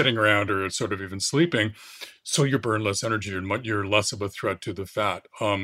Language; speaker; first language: English; native; English